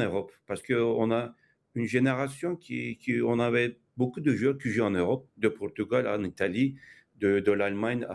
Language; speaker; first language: French; non-native, fluent; Turkish